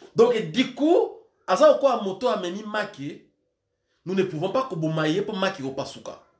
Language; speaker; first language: French; non-native, local second language; Lingala